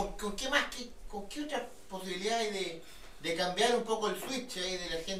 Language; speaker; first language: Spanish; native; Spanish